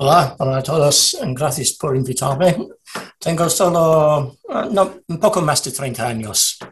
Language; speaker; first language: Spanish; non-native, learner; English